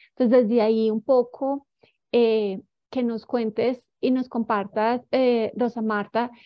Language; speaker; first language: Spanish; native; Spanish